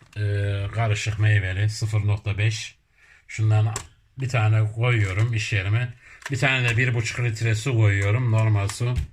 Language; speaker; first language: Turkish; early bilingual, heritage; Turkish